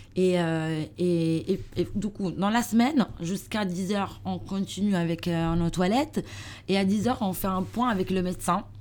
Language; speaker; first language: French; non-native, learner; Italian